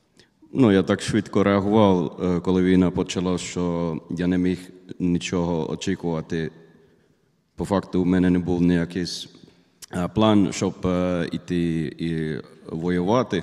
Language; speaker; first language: Ukrainian; non-native, learner; Finnish